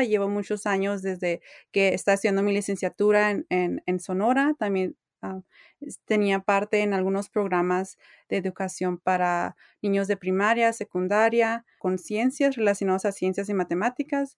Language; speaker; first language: Spanish; early bilingual, heritage; English